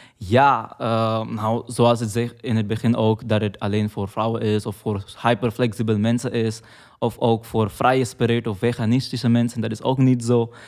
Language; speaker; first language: Dutch; non-native, fluent; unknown